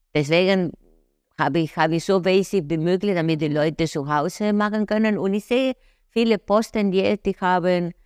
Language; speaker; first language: German; non-native, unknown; Spanish